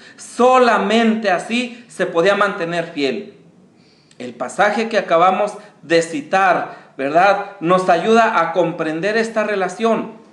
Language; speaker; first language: Spanish; native; Spanish